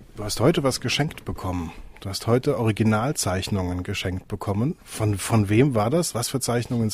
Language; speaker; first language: German; native; German